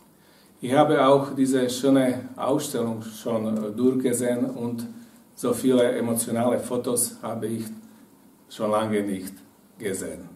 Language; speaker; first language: German; non-native, fluent; Slovak